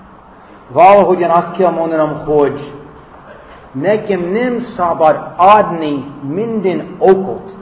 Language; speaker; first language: Hungarian; non-native, fluent; English